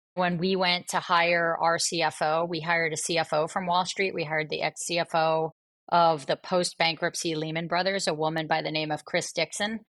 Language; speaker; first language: English; native; English